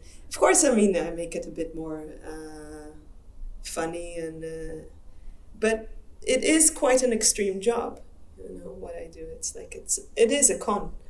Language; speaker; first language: English; non-native, fluent; Hebrew